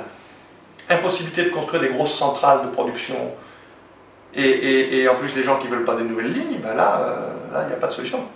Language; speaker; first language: French; native; French